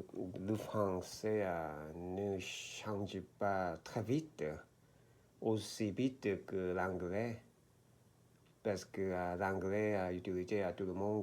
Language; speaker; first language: French; non-native, learner; Korean